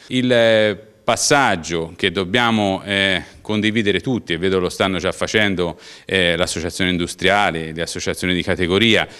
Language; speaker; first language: Italian; native; Italian